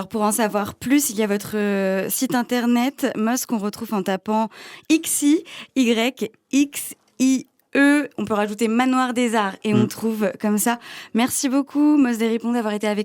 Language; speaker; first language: French; native; French